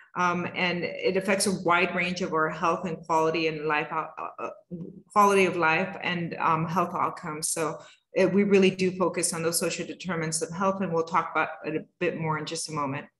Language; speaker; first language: English; native; English